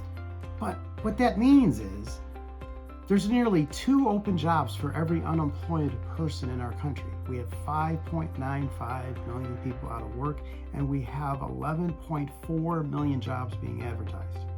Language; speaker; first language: English; native; English